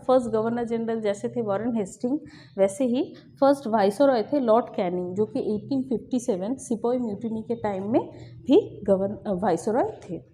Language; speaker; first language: Hindi; non-native, local second language; Bangla